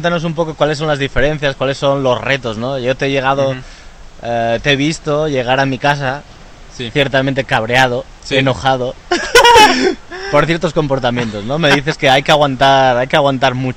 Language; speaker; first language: Spanish; native; Spanish